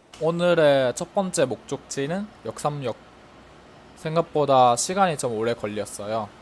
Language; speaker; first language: Korean; non-native, fluent; Japanese